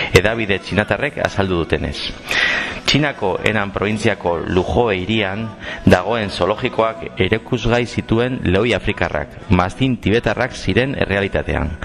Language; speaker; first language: Basque; non-native, local second language; Spanish